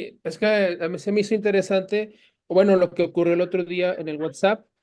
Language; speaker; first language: Spanish; native; Spanish